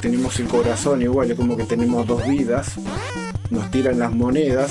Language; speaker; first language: Spanish; native; Spanish